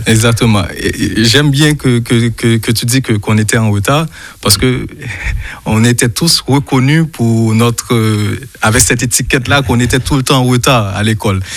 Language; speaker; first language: French; non-native, local second language; Haitian Creole